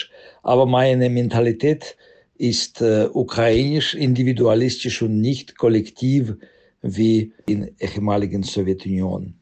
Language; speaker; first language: German; non-native, fluent; Russian